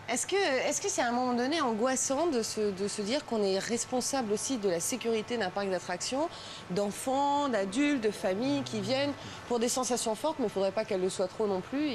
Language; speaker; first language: French; native; French